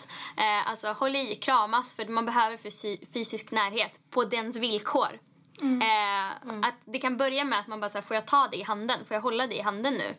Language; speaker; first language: Swedish; native; Swedish